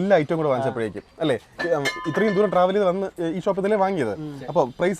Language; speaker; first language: Malayalam; native; Malayalam